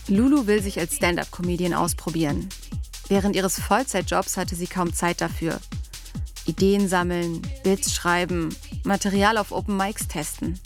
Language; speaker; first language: German; native; German